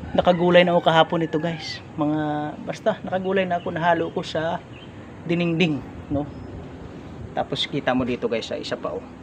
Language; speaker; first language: Filipino; non-native, local second language; Cebuano